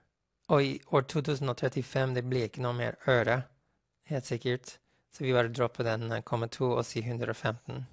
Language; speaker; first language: Norwegian; non-native, fluent; English